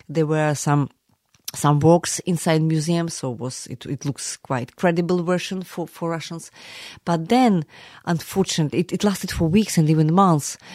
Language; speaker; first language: English; non-native, fluent; Ukrainian